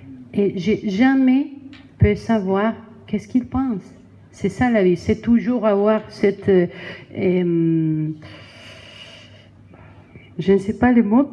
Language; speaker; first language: French; non-native, learner; Spanish